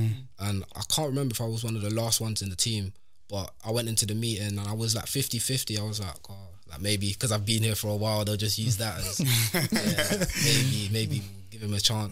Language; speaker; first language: English; native; English